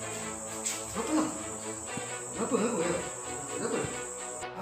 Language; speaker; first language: Indonesian; non-native, local second language; Malay